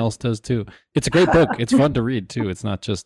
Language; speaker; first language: English; native; English